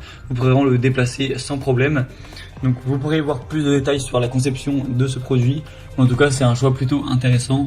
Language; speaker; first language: French; native; French